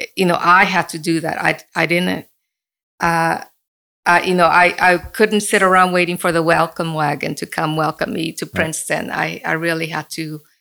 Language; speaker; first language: English; early bilingual, other home language; Spanish